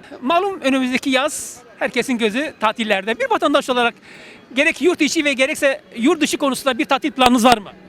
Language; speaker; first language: Turkish; native; Turkish